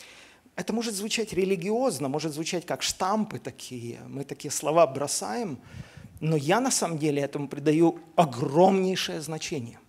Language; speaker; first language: Russian; native; Russian